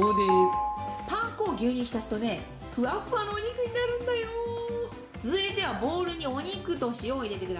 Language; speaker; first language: Japanese; native; Japanese